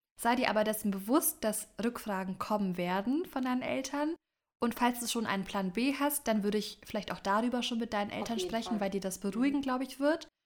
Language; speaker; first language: German; early bilingual, other home language; Amharic